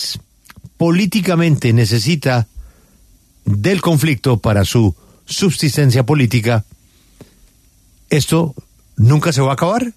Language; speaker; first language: Spanish; native; Spanish